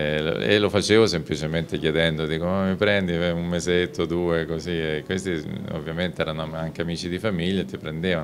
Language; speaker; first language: Italian; native; Italian